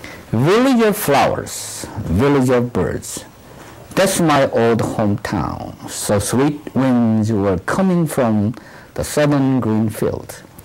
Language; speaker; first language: English; non-native, fluent; Korean